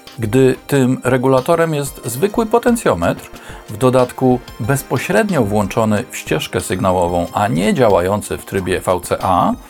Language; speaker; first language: Polish; native; Polish